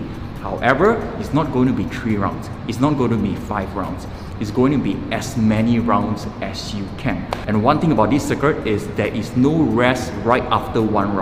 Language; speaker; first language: English; non-native, local second language; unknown